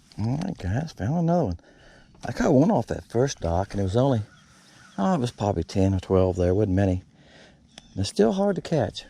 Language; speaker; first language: English; native; English